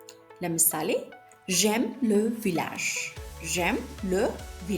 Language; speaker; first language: French; non-native, fluent; Amharic